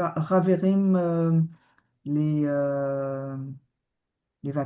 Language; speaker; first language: Hebrew; non-native, learner; French